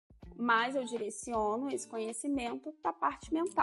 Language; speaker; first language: Portuguese; native; Portuguese